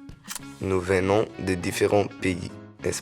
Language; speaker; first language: French; non-native, learner; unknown